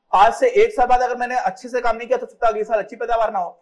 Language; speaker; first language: Hindi; native; Hindi